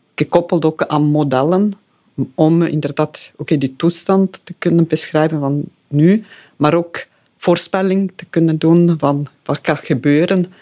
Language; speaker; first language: Dutch; non-native, fluent; Italian